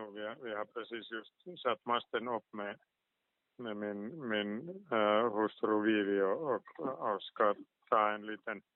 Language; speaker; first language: Swedish; non-native, local second language; Finnish